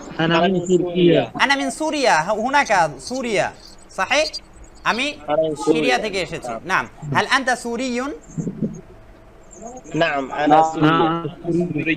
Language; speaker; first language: Arabic; non-native, fluent; Bangla